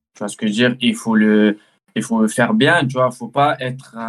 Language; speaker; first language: French; early bilingual, heritage; Russian